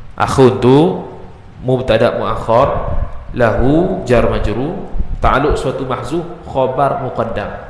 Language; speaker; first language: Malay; native; Malay